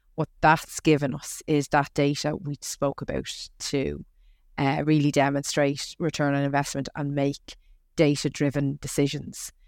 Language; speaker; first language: English; native; English